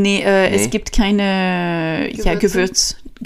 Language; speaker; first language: German; non-native, learner; French